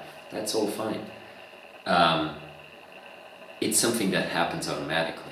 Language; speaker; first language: English; non-native, fluent; German